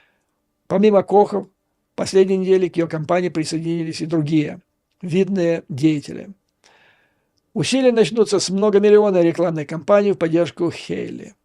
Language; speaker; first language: Russian; native; Russian